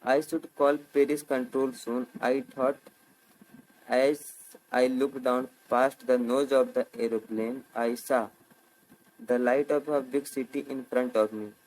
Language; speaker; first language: English; non-native, local second language; Hindi